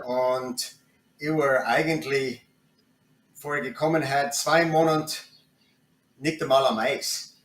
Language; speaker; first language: German; non-native, learner; English